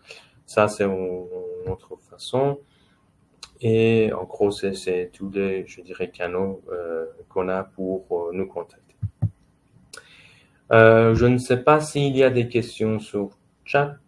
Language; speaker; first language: French; non-native, fluent; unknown